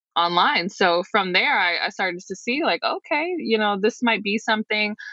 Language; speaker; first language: English; native; English